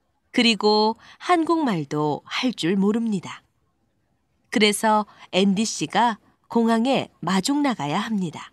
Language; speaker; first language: Korean; non-native, learner; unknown